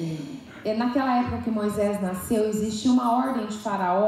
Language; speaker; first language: Portuguese; native; Portuguese